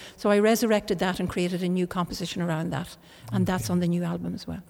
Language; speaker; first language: English; non-native, local second language; Irish